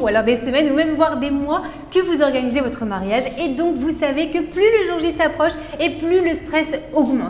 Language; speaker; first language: French; native; French